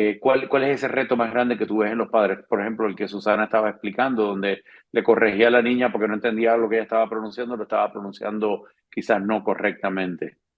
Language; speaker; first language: Spanish; native; Spanish